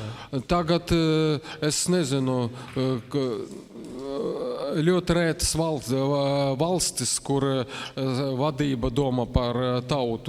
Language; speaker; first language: Latvian; non-native, local second language; Russian